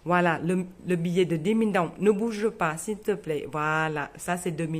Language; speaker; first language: French; non-native, fluent; Vietnamese